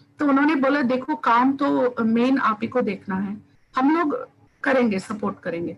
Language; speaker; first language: Hindi; non-native, local second language; Tamil